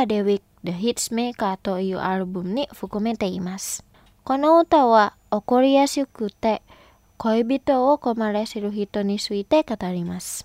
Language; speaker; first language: Japanese; non-native, fluent; Indonesian